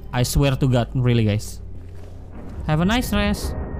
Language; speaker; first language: English; non-native, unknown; Indonesian